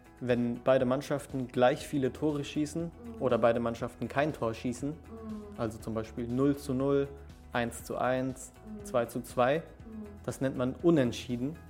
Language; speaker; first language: German; early bilingual, other home language; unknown